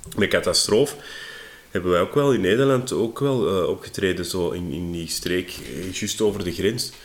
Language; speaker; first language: Dutch; native; Dutch